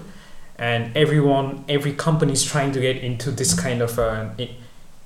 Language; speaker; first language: English; non-native, local second language; Bangla